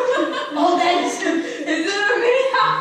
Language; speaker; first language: English; native; English